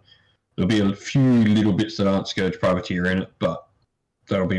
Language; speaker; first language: English; native; English